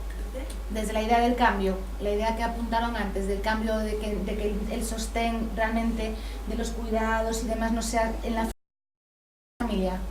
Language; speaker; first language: Spanish; native; Spanish